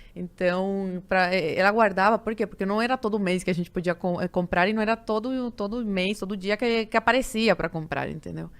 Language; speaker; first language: Portuguese; non-native, fluent; Spanish